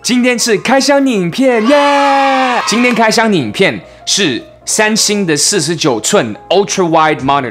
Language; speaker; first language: Chinese; early bilingual, heritage; English